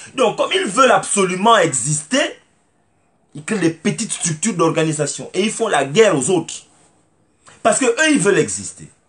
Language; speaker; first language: French; native; French